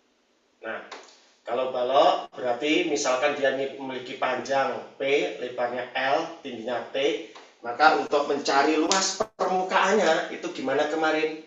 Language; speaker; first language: Indonesian; native; Indonesian